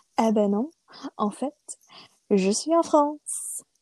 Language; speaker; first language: French; non-native, fluent; English